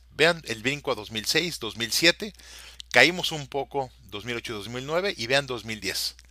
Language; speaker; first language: Spanish; native; Spanish